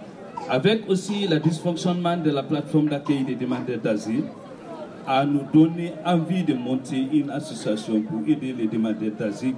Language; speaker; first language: French; non-native, learner; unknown